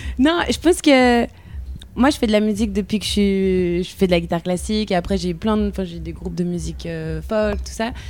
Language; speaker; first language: French; native; French